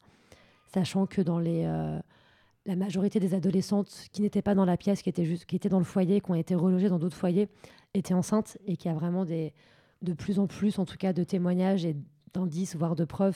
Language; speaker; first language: French; native; French